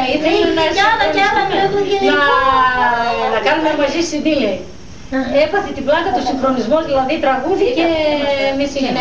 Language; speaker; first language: Greek; native; Greek